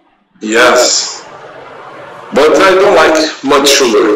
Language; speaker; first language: English; non-native, learner; Portuguese